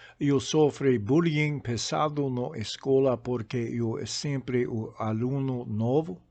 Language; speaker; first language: Portuguese; non-native, fluent; English